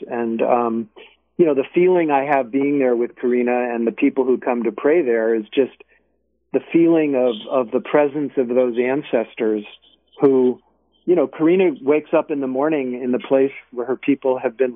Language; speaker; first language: English; native; English